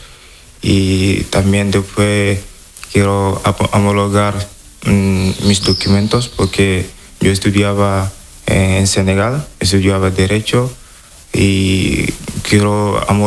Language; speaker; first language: Spanish; non-native, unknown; Wolof